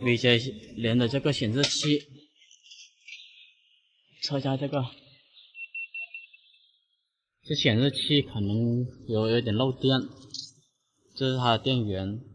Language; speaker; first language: Chinese; native; Chinese